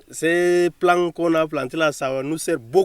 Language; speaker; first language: French; non-native, local second language; Fula